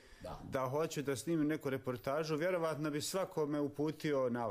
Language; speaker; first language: Serbian; native; Serbian